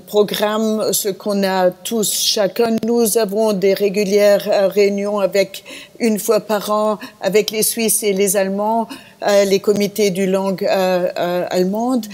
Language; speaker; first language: French; non-native, fluent; German